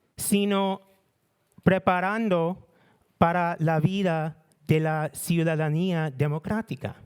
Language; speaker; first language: Spanish; non-native, learner; English